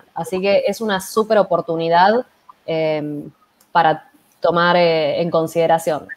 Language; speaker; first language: Spanish; native; Spanish